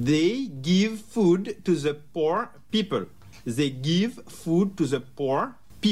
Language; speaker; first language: English; non-native, fluent; French